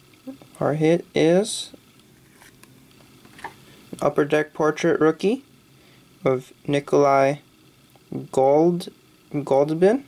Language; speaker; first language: English; native; English